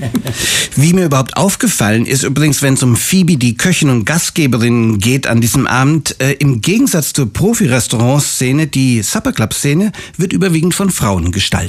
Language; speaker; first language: German; native; German